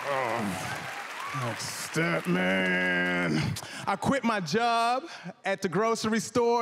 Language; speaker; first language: English; native; English